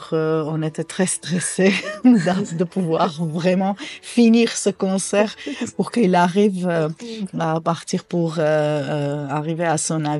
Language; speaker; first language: French; non-native, fluent; Armenian